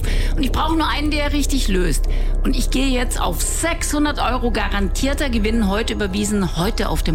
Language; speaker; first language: German; native; German